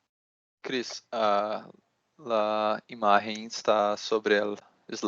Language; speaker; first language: Spanish; non-native, learner; Portuguese